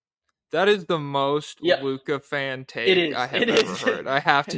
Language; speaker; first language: English; native; English